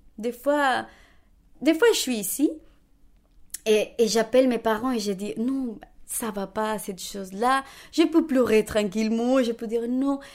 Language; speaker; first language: French; non-native, fluent; Spanish